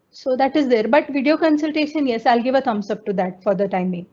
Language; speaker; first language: English; non-native, local second language; Marathi